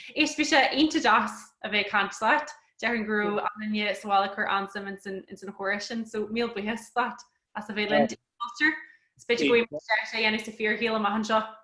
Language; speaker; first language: Irish; native; Irish